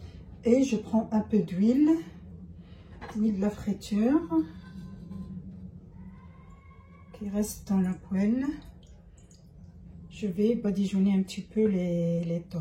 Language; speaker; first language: French; non-native, fluent; Arabic